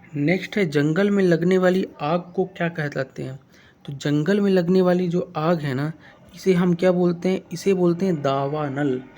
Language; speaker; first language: Hindi; native; Hindi